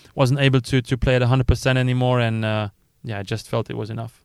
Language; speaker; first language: English; non-native, fluent; Luxembourgish